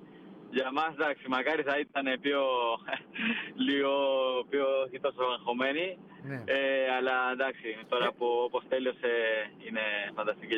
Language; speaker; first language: Greek; non-native, fluent; Spanish